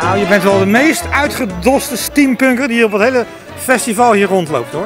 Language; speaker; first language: Dutch; native; Dutch